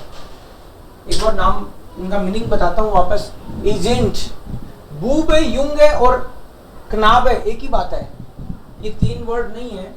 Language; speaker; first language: Hindi; native; Hindi